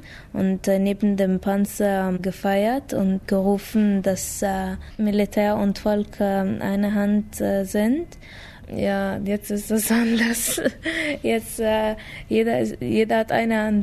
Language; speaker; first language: German; non-native, fluent; Arabic